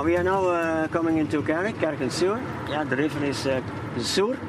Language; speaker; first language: English; non-native, fluent; Dutch